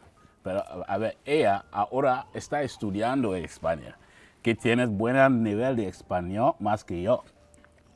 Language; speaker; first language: Spanish; non-native, learner; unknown